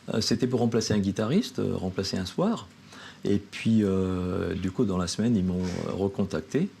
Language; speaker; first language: French; non-native, local second language; Javanese